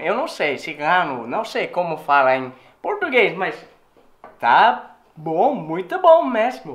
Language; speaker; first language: Portuguese; non-native, learner; Swedish